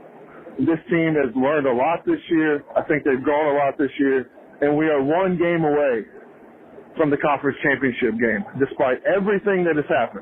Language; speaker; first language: English; native; English